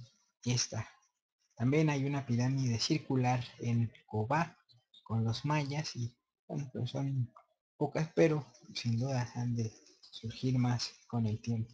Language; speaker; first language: Spanish; native; Spanish